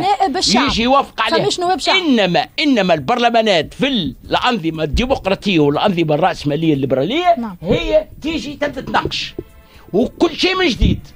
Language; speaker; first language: Arabic; native; Arabic